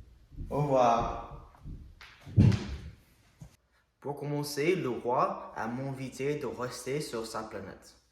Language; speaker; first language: French; non-native, learner; English